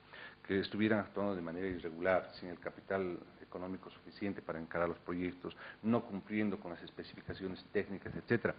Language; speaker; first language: Spanish; native; Spanish